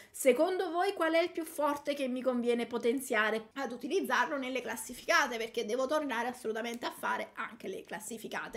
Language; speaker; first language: Italian; native; Italian